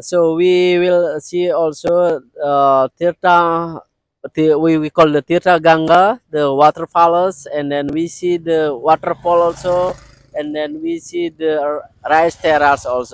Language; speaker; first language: English; non-native, learner; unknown